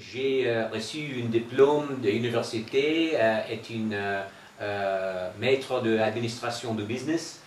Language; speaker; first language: French; non-native, fluent; English